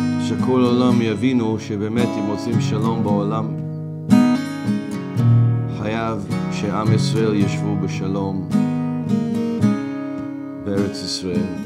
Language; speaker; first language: Hebrew; non-native, fluent; English